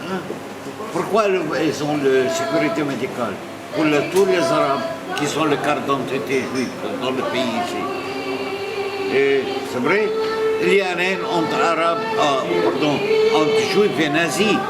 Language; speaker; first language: French; non-native, learner; Arabic